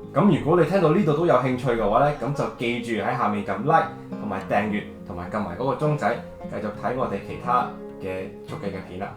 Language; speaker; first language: Cantonese; native; Cantonese